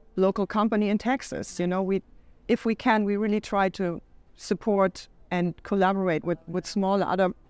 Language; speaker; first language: English; non-native, fluent; German